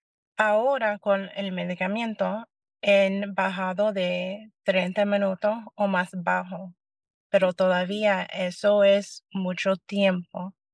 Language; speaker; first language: Spanish; early bilingual, heritage; Spanish